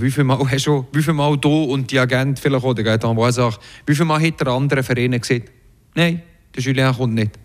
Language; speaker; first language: German; native; German